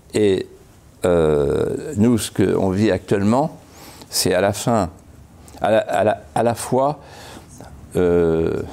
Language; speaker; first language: French; native; French